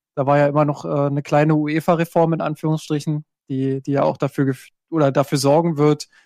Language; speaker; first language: German; native; German